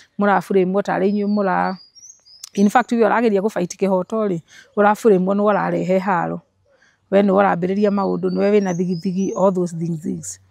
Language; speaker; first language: Kikuyu; native; Kikuyu